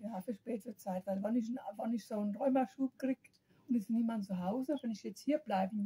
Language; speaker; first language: German; native; German